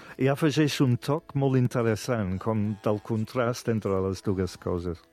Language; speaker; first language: Catalan; non-native, fluent; English